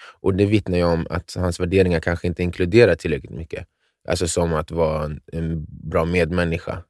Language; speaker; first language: Swedish; native; Swedish